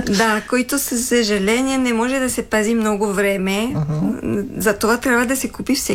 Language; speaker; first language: Bulgarian; non-native, fluent; French